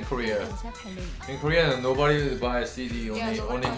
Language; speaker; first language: English; non-native, learner; Korean